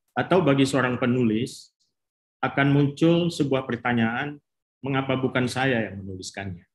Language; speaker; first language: Indonesian; native; Indonesian